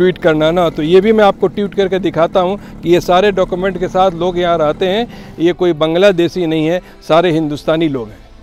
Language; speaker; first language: Hindi; native; Hindi